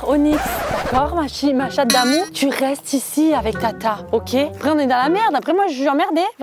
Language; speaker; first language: French; native; French